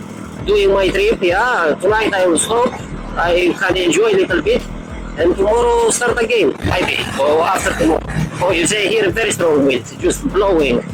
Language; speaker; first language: English; non-native, learner; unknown